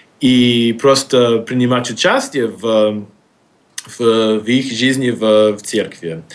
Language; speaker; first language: Russian; non-native, fluent; English